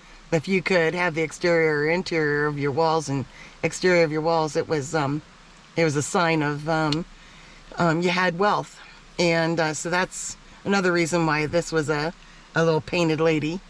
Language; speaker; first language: English; native; English